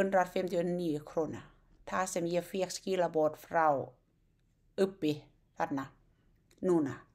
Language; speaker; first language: Icelandic; non-native, learner; Thai